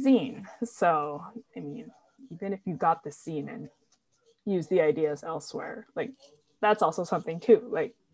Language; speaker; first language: English; non-native, local second language; Filipino